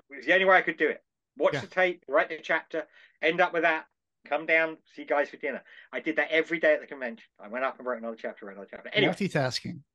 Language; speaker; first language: English; native; English